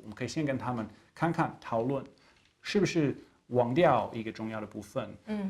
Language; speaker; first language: Chinese; non-native, fluent; English